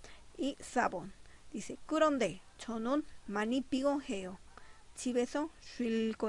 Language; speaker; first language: Korean; non-native, fluent; Spanish